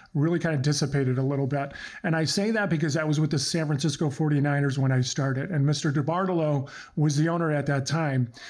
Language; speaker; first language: English; early bilingual, other home language; Croatian